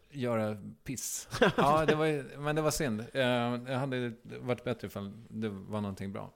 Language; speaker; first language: Swedish; native; Swedish